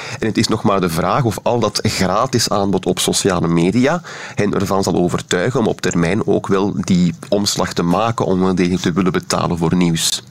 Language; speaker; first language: Dutch; native; Dutch